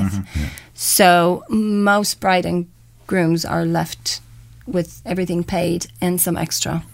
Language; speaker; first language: English; non-native, fluent; Romanian